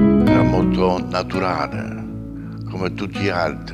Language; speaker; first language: Italian; non-native, fluent; Polish